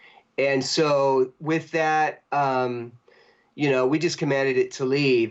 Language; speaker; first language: English; native; English